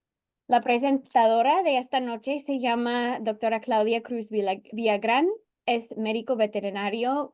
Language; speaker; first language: Spanish; non-native, fluent; English